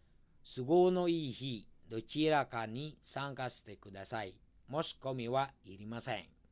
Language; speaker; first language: Japanese; non-native, fluent; Indonesian